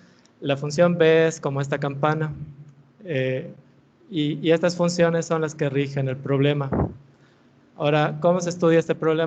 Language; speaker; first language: Spanish; native; Spanish